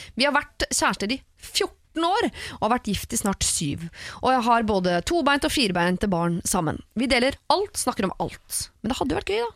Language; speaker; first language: Norwegian; native; Norwegian